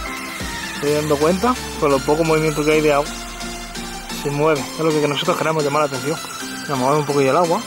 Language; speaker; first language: Spanish; native; Spanish